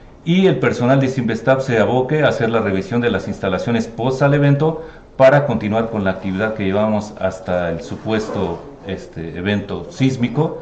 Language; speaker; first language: Spanish; native; Spanish